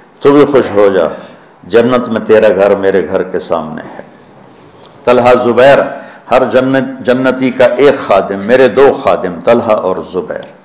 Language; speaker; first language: Urdu; non-native, local second language; Punjabi